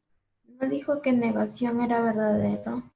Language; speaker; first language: Spanish; native; Spanish